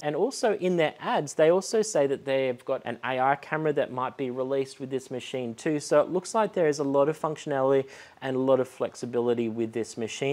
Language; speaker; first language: English; native; English